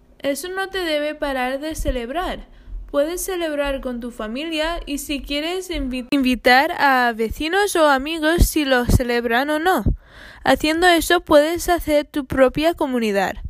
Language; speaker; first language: Spanish; non-native, fluent; English